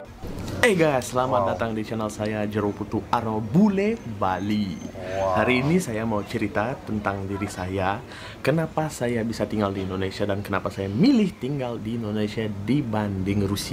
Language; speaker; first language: Indonesian; non-native, fluent; Russian